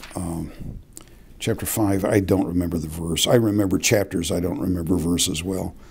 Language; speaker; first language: English; native; English